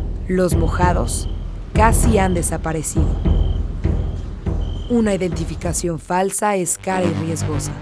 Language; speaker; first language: Spanish; native; Spanish